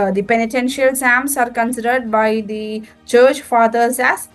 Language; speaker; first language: English; non-native, local second language; Malayalam